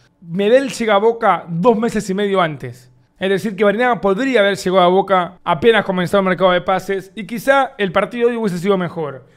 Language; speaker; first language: Spanish; native; Spanish